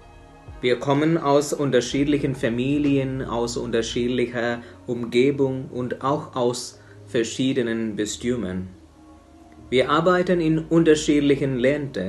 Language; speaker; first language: German; non-native, fluent; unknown